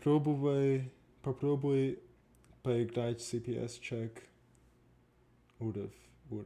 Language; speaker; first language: Russian; non-native, learner; English